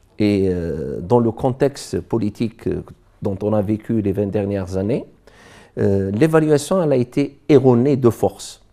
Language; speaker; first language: French; non-native, local second language; Arabic